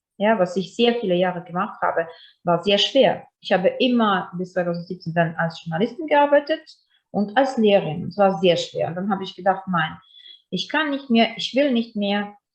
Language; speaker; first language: German; non-native, fluent; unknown